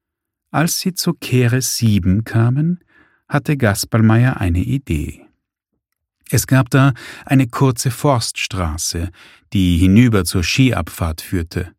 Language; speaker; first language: German; native; German